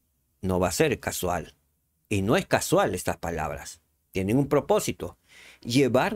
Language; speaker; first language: Spanish; native; Spanish